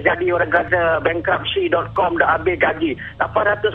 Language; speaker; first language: Malay; native; Malay